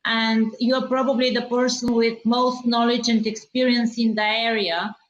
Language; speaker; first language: English; non-native, fluent; Bulgarian